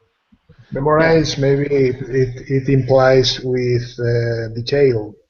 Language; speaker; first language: English; non-native, fluent; Spanish